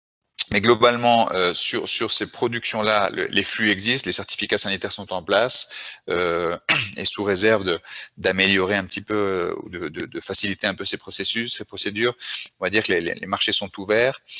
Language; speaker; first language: French; native; French